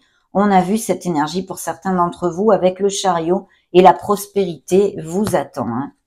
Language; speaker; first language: French; native; French